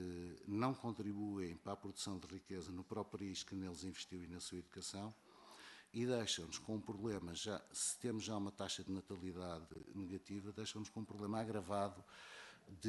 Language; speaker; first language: Portuguese; native; Portuguese